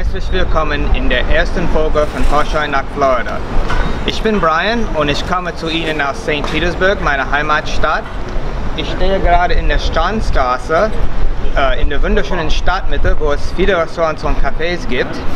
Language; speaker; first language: German; non-native, fluent; English